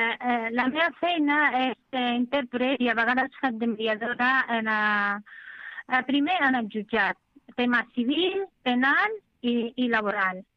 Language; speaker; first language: Catalan; non-native, fluent; Arabic